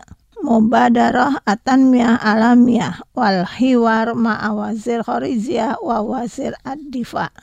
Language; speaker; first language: Arabic; non-native, learner; Indonesian